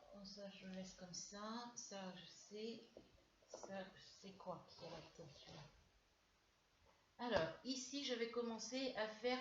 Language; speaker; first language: French; native; French